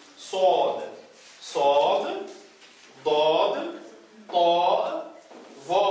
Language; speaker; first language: Arabic; non-native, fluent; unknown